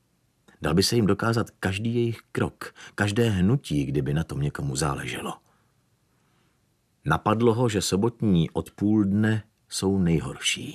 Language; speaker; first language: Czech; native; Czech